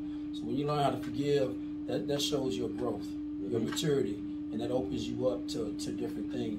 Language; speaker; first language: English; native; English